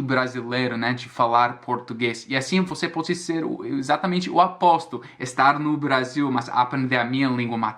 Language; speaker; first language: Portuguese; non-native, fluent; English